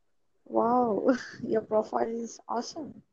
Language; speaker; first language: English; non-native, learner; Gujarati